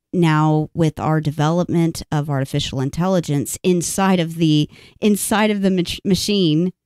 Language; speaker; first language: English; native; English